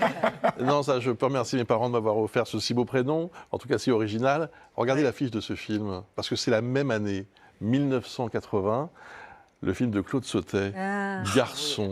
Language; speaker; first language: French; native; French